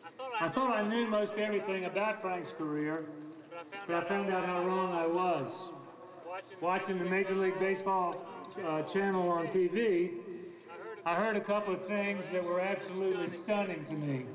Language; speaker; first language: English; native; English